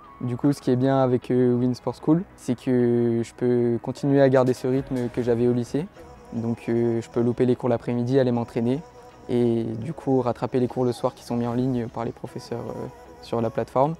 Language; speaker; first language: French; native; French